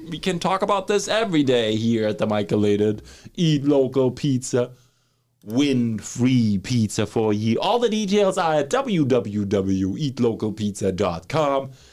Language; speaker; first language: English; non-native, fluent; German